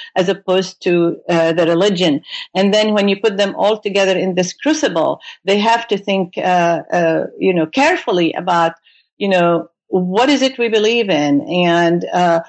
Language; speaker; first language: English; non-native, fluent; Arabic